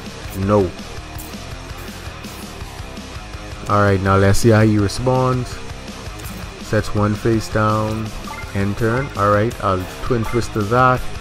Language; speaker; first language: English; native; English